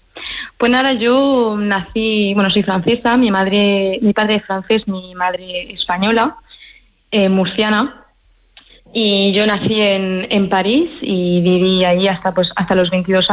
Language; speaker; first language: Spanish; early bilingual, heritage; French